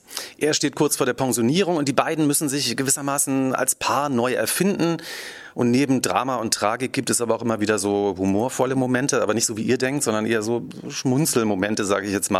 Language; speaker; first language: German; native; German